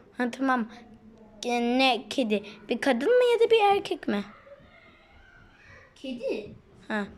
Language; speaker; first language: Turkish; non-native, learner; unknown